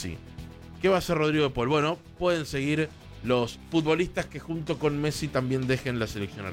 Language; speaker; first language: Spanish; native; Spanish